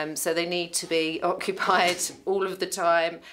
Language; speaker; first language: English; native; English